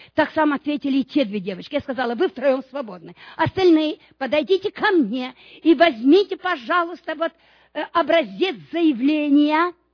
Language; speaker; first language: Russian; non-native, local second language; Romanian